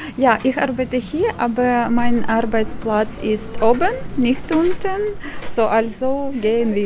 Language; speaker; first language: German; non-native, learner; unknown